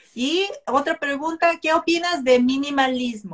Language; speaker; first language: Spanish; non-native, fluent; Korean